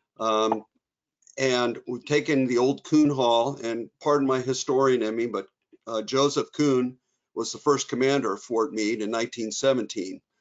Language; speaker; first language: English; native; English